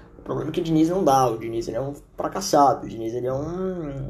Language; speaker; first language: Portuguese; native; Portuguese